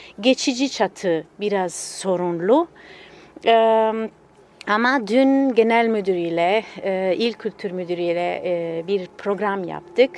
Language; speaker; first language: Turkish; non-native, fluent; Italian